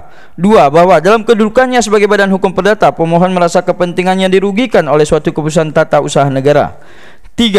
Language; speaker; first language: Indonesian; native; Indonesian